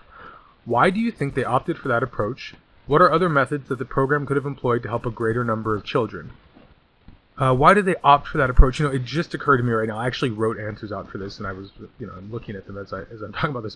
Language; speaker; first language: English; native; English